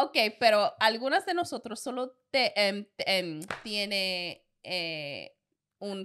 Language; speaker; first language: Spanish; non-native, learner; English